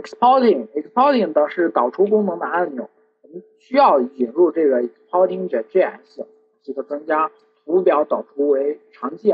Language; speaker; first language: Chinese; native; Chinese